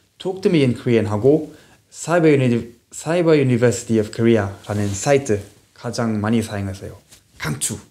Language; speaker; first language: Korean; non-native, fluent; English